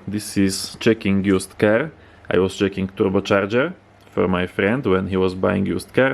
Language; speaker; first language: English; non-native, fluent; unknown